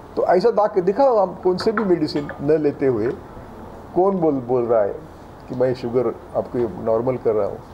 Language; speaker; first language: Hindi; non-native, local second language; Marathi